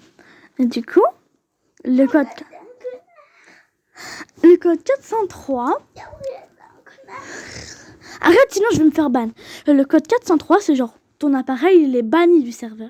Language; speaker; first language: French; native; French